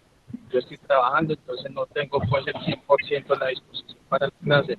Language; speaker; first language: Spanish; native; Spanish